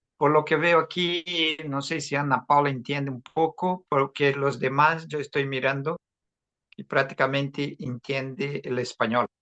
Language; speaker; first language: Spanish; non-native, fluent; Portuguese